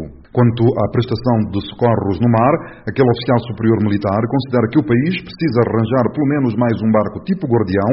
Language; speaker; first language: Portuguese; non-native, local second language; Kabuverdianu